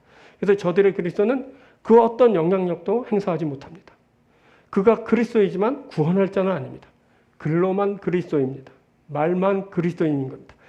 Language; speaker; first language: Korean; native; Korean